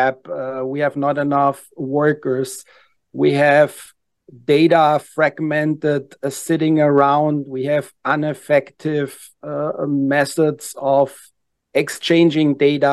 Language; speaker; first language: English; non-native, fluent; German